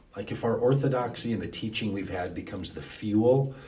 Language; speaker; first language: English; native; English